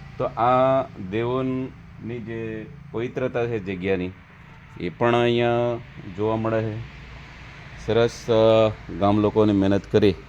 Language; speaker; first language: Gujarati; native; Gujarati